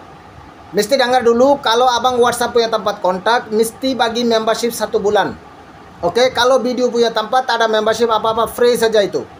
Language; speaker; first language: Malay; non-native, learner; Bangla